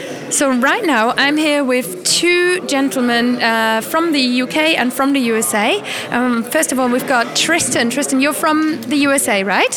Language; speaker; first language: English; non-native, fluent; German